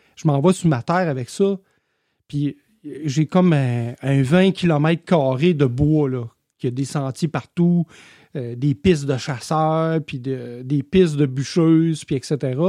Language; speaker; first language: French; native; French